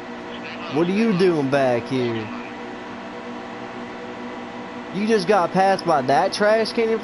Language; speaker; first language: English; native; English